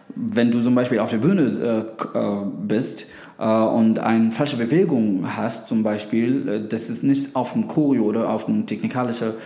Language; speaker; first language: German; non-native, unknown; Arabic